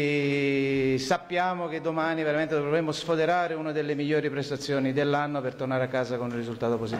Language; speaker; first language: Italian; native; Italian